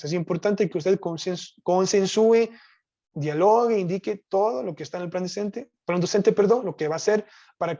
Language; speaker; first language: Spanish; native; Spanish